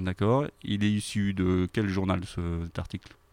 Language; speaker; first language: French; native; French